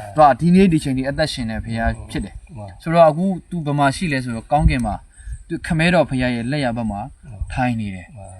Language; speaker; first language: Burmese; native; Burmese